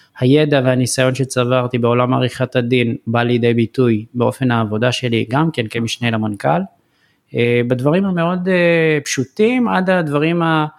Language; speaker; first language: Hebrew; early bilingual, other home language; Amharic